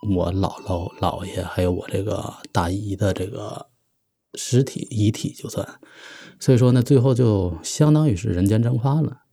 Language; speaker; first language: Chinese; native; Chinese